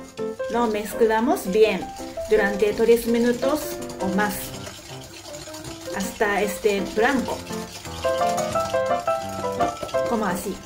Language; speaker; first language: Spanish; non-native, learner; Japanese